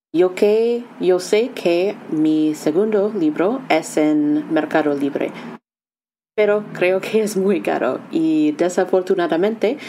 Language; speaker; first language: Spanish; non-native, learner; English